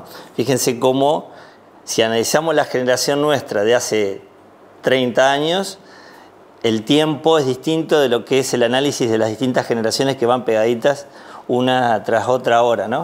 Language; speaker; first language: Spanish; native; Spanish